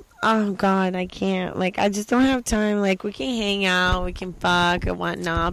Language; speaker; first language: English; non-native, fluent; Portuguese